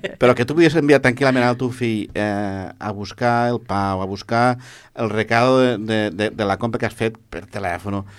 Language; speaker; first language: Catalan; native; Catalan